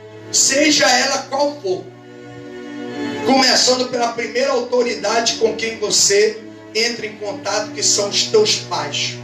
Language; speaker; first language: Portuguese; native; Portuguese